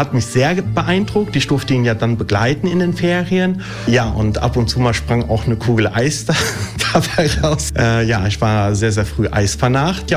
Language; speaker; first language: German; early bilingual, other home language; Italian